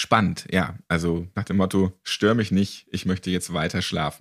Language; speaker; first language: German; native; German